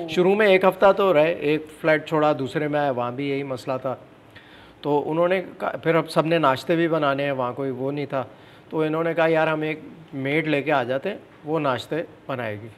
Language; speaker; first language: Urdu; native; Urdu